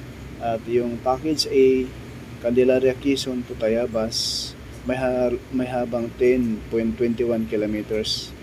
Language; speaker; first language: Filipino; native; Filipino